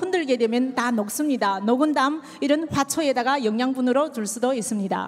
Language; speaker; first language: Korean; native; Korean